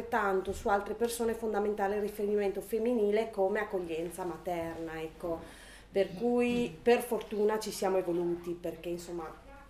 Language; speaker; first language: Italian; native; Italian